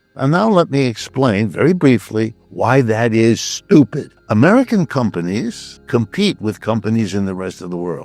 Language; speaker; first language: English; native; English